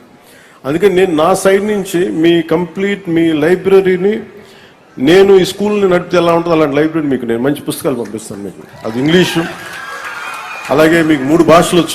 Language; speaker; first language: Telugu; native; Telugu